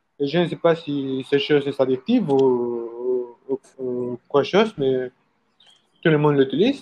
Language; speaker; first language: French; non-native, learner; Spanish